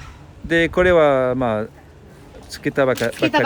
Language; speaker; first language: Japanese; non-native, fluent; French